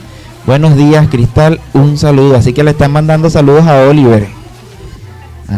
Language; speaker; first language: Spanish; native; Spanish